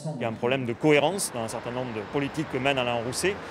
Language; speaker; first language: French; native; French